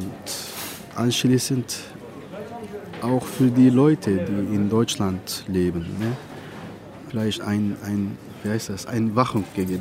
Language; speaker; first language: German; non-native, fluent; Turkish